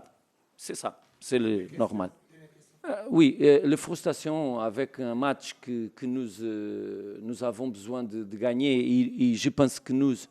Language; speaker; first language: French; non-native, learner; Portuguese